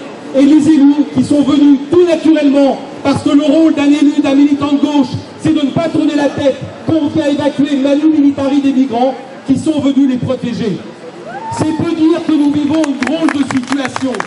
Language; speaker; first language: French; native; French